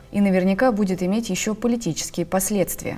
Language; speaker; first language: Russian; native; Russian